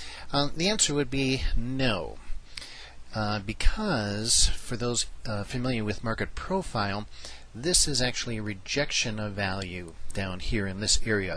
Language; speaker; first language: English; native; English